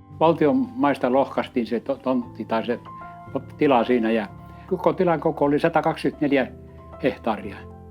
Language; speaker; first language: Finnish; native; Finnish